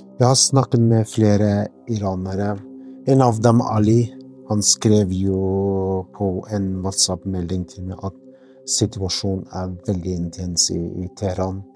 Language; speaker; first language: Norwegian; non-native, fluent; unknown